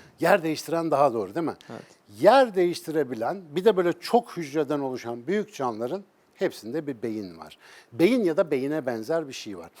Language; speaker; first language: Turkish; native; Turkish